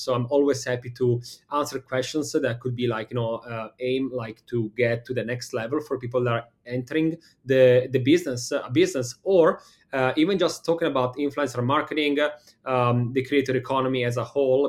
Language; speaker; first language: English; non-native, fluent; Italian